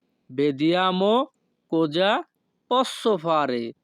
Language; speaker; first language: Italian; non-native, fluent; Bangla